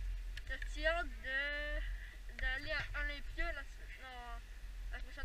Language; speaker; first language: French; native; French